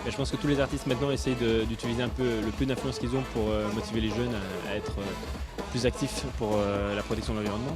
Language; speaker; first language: French; native; French